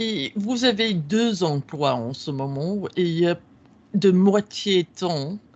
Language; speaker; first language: French; non-native, fluent; English